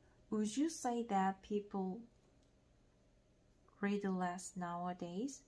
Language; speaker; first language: English; non-native, learner; Korean